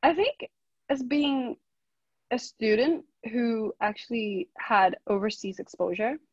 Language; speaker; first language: English; non-native, local second language; Chinese